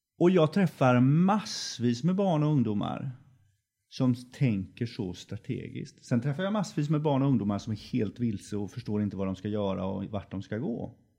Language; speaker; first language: Swedish; native; Swedish